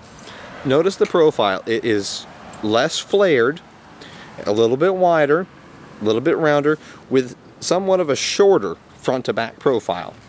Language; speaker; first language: English; native; English